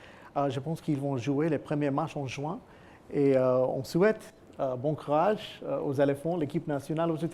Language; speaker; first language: French; non-native, fluent; English